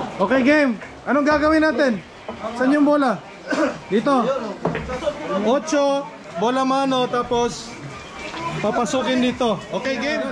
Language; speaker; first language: Filipino; non-native, local second language; Cebuano